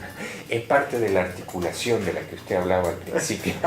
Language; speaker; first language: Spanish; native; Spanish